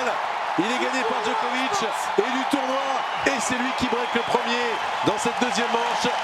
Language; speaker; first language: French; native; French